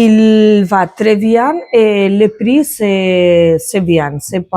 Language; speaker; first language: French; non-native, fluent; Spanish